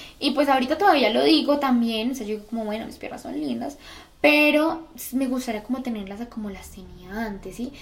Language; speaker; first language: Spanish; native; Spanish